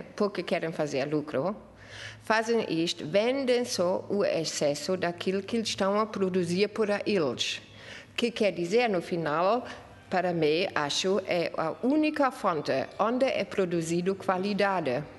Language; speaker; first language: Portuguese; non-native, fluent; German